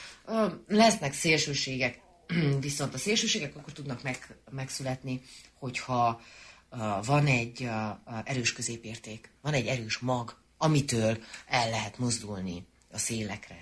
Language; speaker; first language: Hungarian; native; Hungarian